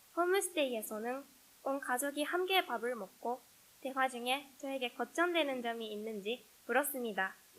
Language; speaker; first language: Korean; non-native, learner; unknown